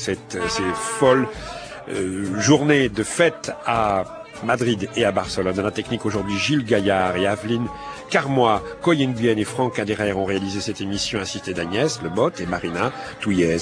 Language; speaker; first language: French; native; French